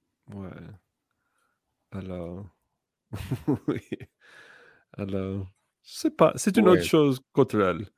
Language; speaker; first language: French; non-native, learner; English